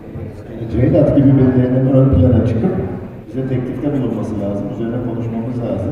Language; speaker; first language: Turkish; native; Turkish